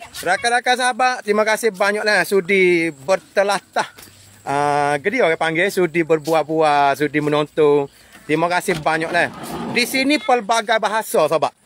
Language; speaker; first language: Malay; native; Malay